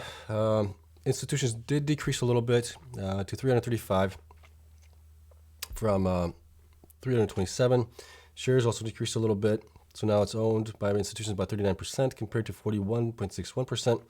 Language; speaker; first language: English; native; English